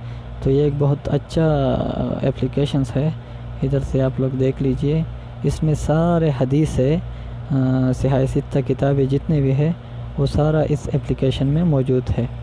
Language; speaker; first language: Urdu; non-native, local second language; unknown